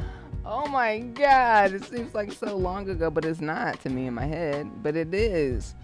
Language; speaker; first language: English; native; English